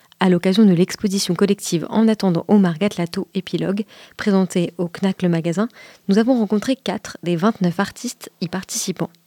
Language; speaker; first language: French; native; French